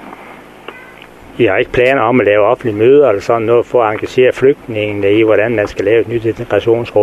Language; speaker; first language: Danish; native; Danish